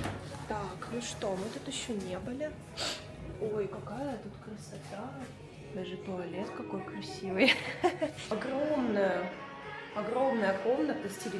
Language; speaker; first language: Russian; native; Russian